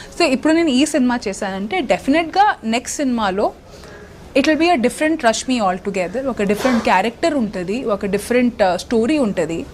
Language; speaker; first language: Telugu; non-native, local second language; Hindi